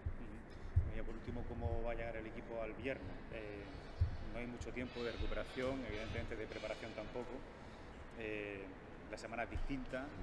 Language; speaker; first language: Spanish; native; Spanish